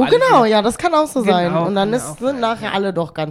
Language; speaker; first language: German; native; German